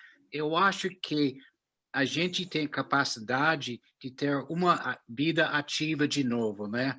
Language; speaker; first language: Portuguese; non-native, fluent; English